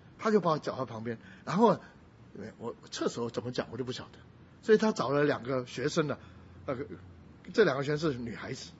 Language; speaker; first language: Chinese; non-native, local second language; Min Nan Chinese